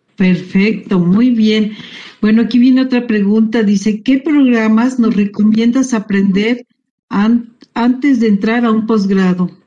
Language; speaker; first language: Spanish; native; Spanish